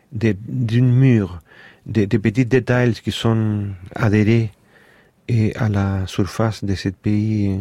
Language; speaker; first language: French; non-native, fluent; Spanish